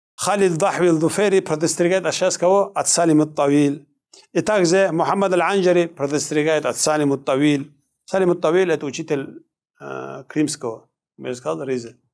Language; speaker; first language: Russian; non-native, local second language; Kumyk